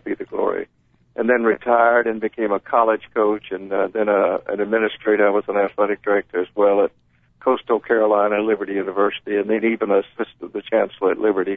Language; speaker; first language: English; native; English